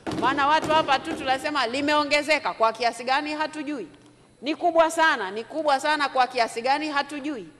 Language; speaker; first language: Swahili; native; Swahili